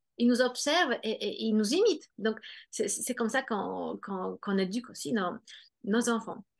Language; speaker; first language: French; non-native, fluent; Polish